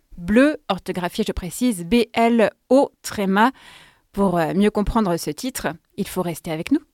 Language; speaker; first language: French; native; French